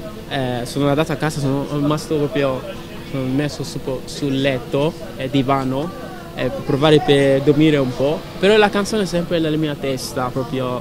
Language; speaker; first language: Italian; non-native, learner; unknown